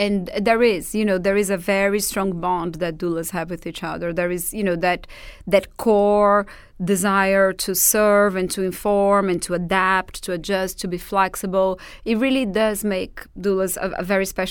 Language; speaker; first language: English; non-native, fluent; Portuguese